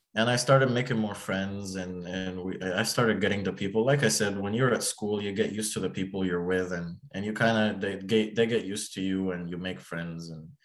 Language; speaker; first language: English; early bilingual, other home language; Arabic